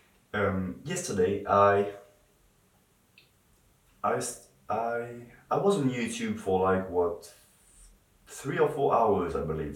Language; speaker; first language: English; non-native, fluent; French